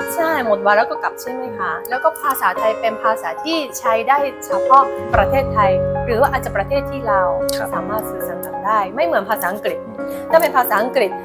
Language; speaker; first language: Thai; non-native, fluent; Japanese